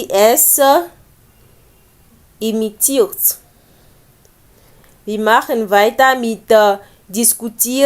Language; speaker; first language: German; non-native, learner; French